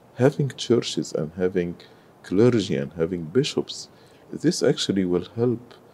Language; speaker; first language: English; non-native, fluent; Arabic